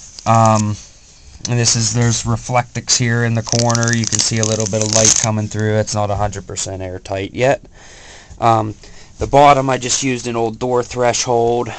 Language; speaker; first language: English; native; English